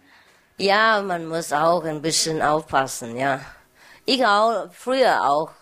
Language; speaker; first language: German; non-native, learner; Vietnamese